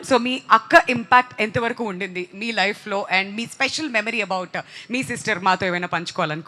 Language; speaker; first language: Telugu; native; Telugu